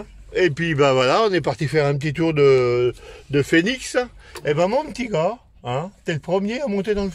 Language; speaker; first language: French; native; French